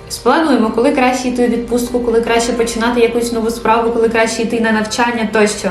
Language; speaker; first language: Ukrainian; non-native, local second language; Russian